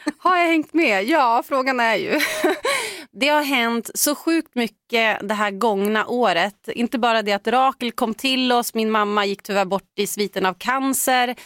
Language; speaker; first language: Swedish; native; Swedish